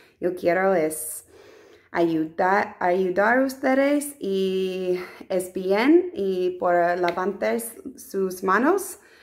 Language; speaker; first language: Spanish; non-native, learner; English